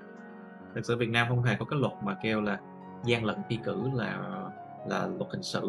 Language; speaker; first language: Vietnamese; native; Vietnamese